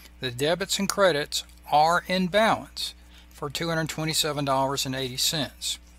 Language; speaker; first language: English; native; English